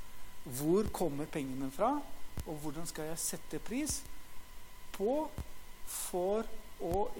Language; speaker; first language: Norwegian; non-native, fluent; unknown